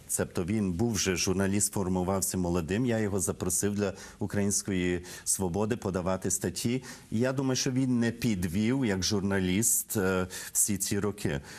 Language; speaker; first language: Ukrainian; early bilingual, heritage; Ukrainian